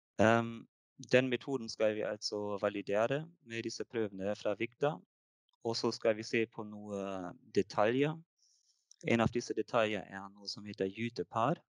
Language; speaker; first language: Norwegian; non-native, fluent; German